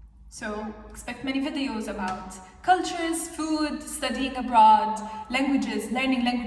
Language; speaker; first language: English; non-native, fluent; Arabic